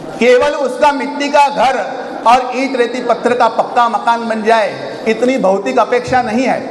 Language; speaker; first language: Hindi; non-native, local second language; Marathi